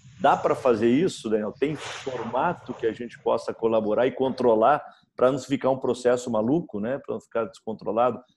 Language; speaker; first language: Portuguese; native; Portuguese